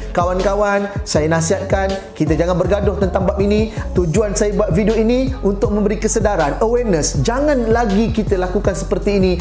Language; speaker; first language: Malay; native; Malay